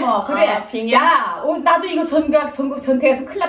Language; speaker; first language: Korean; native; Korean